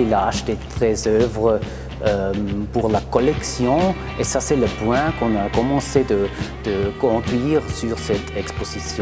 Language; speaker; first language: French; non-native, local second language; German